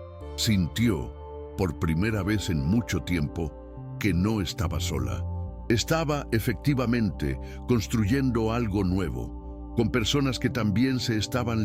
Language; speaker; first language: Spanish; native; Spanish